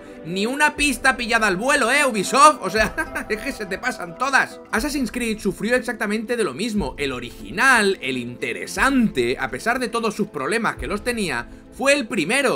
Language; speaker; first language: Spanish; native; Spanish